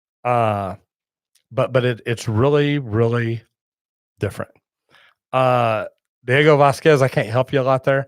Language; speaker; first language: English; native; English